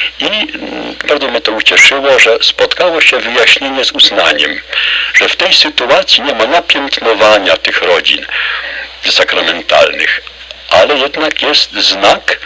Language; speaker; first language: Polish; native; Polish